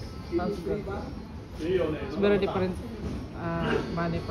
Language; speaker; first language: English; non-native, learner; Filipino